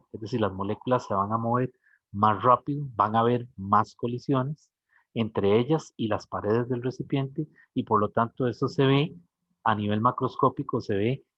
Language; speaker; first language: Spanish; native; Spanish